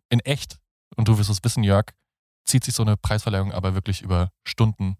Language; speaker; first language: German; native; German